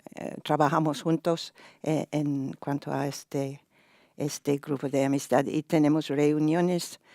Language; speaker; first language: Spanish; non-native, fluent; English